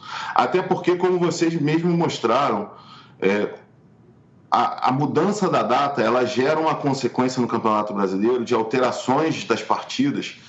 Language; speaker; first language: Portuguese; native; Portuguese